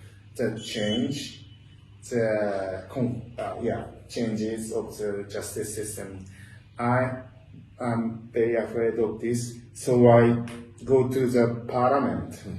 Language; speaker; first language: English; non-native, learner; Japanese